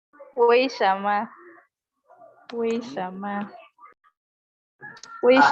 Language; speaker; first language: Chinese; non-native, learner; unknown